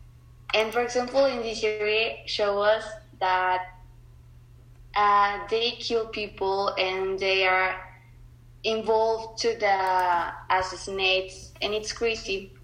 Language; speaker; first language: English; non-native, learner; Spanish